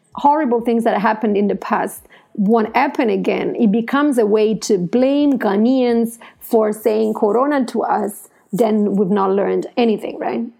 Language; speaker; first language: English; non-native, fluent; Italian